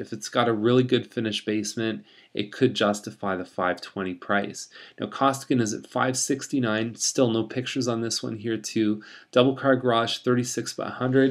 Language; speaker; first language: English; native; English